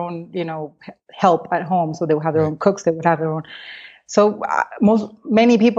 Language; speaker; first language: English; non-native, fluent; Spanish